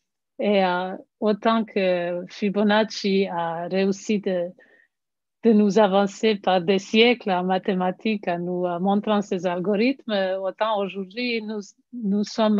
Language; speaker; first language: French; non-native, fluent; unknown